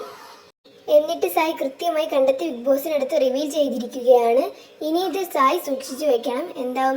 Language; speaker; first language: Malayalam; native; Malayalam